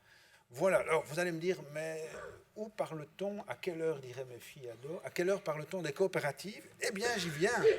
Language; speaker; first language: French; native; French